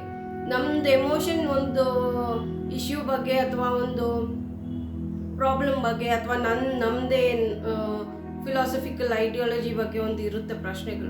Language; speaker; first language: Kannada; non-native, local second language; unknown